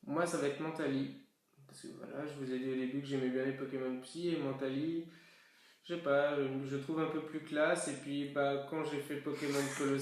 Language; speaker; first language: French; native; French